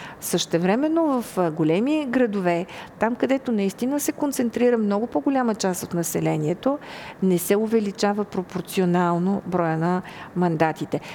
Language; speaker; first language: Bulgarian; native; Bulgarian